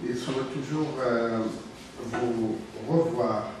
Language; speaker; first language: French; non-native, local second language; Arabic